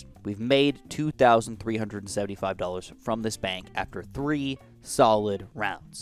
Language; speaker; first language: English; native; English